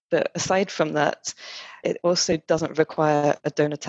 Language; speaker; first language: English; non-native, fluent; French